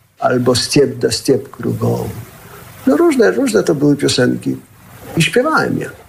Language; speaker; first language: Polish; early bilingual, heritage; Polish